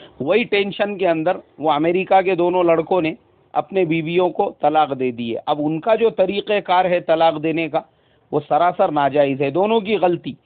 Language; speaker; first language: Urdu; native; Urdu